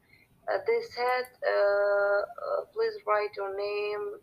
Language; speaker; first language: English; non-native, learner; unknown